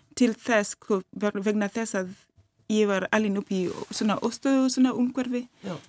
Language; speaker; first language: Icelandic; non-native, fluent; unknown